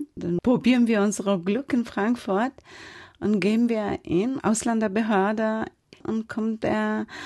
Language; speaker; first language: German; non-native, fluent; Persian